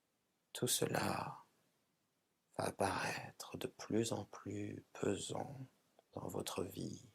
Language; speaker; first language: French; native; French